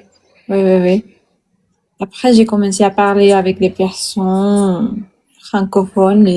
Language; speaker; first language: French; non-native, learner; Spanish